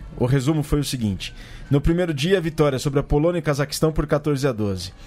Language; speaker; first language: Portuguese; native; Portuguese